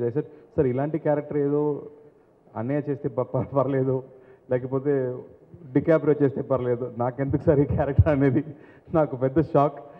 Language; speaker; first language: Telugu; non-native, learner; Tamil